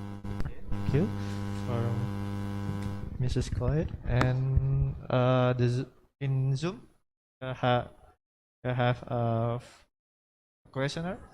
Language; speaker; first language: English; non-native, learner; Indonesian